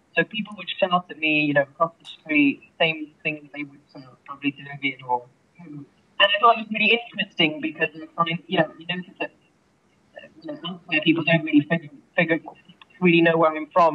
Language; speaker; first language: English; native; English